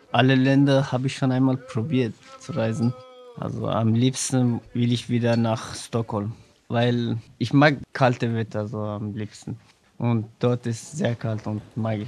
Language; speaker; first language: German; non-native, learner; Persian